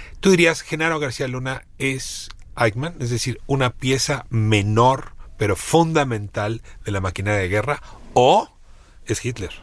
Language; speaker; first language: Spanish; native; Spanish